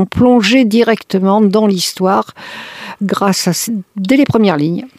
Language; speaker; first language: French; native; French